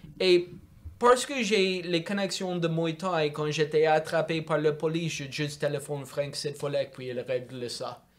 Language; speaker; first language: French; non-native, local second language; English